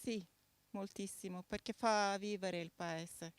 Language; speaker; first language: Italian; non-native, fluent; Norwegian